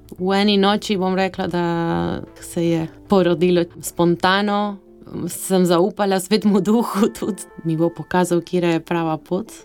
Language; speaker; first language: Slovenian; early bilingual, heritage; Slovenian